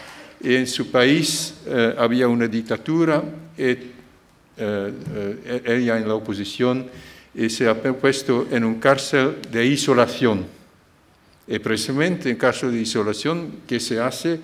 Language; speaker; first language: Spanish; non-native, fluent; Dutch